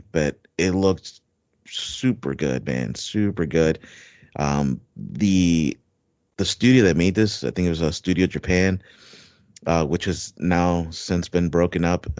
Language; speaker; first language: English; native; English